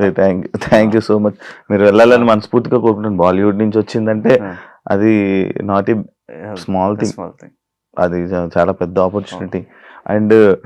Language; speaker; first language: Telugu; native; Telugu